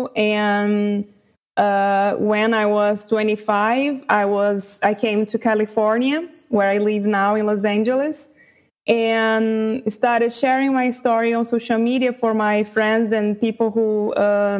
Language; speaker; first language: English; non-native, fluent; Portuguese